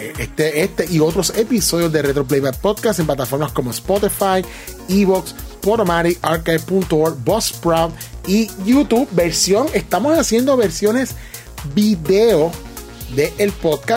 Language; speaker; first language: Spanish; native; Spanish